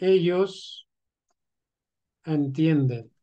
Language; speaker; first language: Spanish; non-native, fluent; Urdu